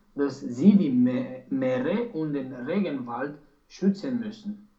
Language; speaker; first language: German; non-native, learner; Romanian